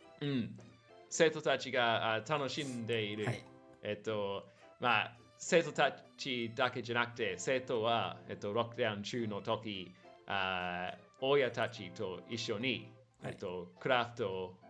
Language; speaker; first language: Japanese; non-native, learner; English